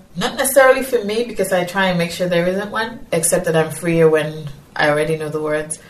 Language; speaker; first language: English; non-native, local second language; Yoruba